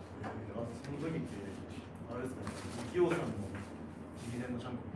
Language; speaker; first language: Japanese; native; Japanese